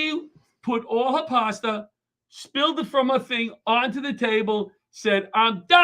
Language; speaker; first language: English; native; English